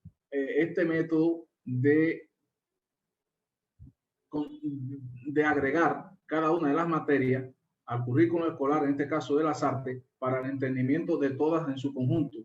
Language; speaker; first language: Spanish; native; Spanish